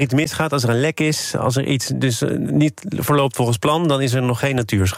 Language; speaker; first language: Dutch; native; Dutch